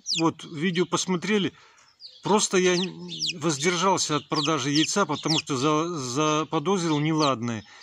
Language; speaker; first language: Russian; native; Russian